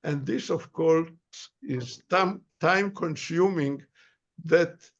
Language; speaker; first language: English; non-native, fluent; Hebrew